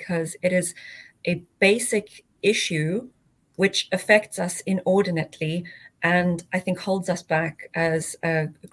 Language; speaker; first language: English; native; English